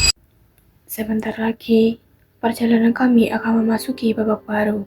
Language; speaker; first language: Indonesian; native; Indonesian